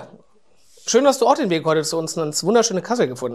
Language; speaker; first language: German; native; German